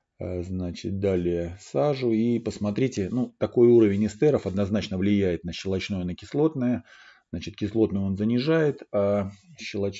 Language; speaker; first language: Russian; native; Russian